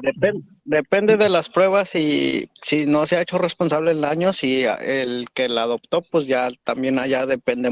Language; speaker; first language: Spanish; native; Spanish